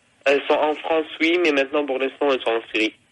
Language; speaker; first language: French; non-native, fluent; Arabic